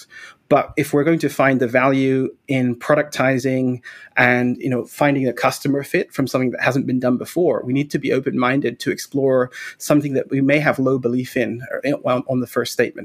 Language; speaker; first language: English; native; English